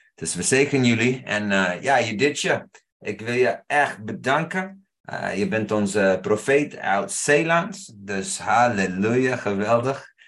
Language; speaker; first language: Dutch; non-native, fluent; English